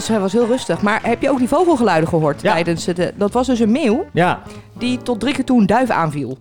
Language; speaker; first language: Dutch; native; Dutch